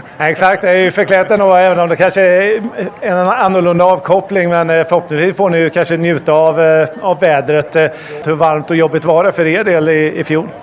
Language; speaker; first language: Swedish; native; Swedish